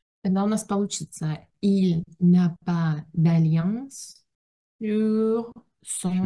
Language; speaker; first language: French; non-native, learner; Russian